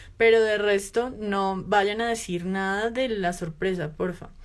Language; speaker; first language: Spanish; native; Spanish